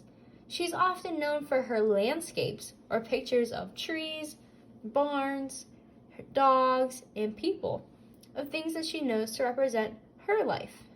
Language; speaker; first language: English; native; English